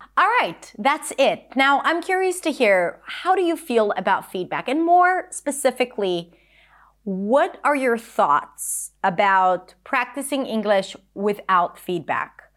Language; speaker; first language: English; non-native, fluent; Hebrew